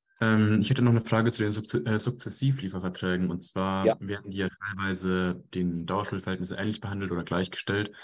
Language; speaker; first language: German; native; German